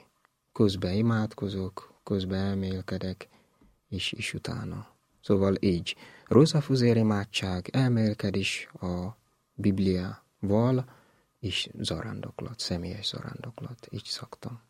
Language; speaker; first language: Hungarian; non-native, learner; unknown